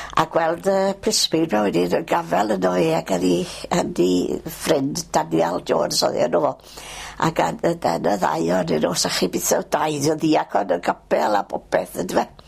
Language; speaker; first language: Welsh; native; Welsh